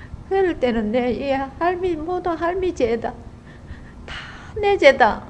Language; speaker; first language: Korean; native; Korean